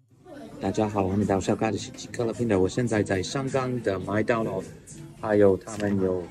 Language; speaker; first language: Chinese; non-native, learner; English